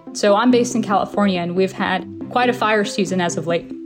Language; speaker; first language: English; native; English